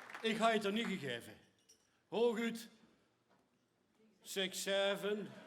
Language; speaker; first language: Dutch; native; Dutch